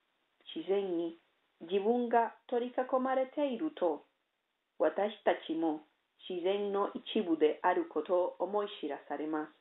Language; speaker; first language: Japanese; non-native, learner; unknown